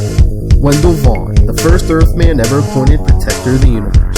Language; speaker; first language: English; native; English